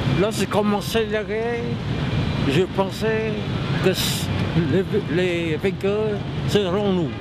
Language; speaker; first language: French; non-native, local second language; Vietnamese